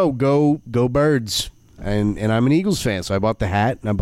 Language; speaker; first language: English; native; English